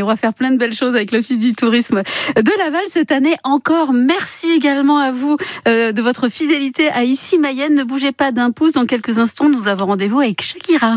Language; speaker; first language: French; native; French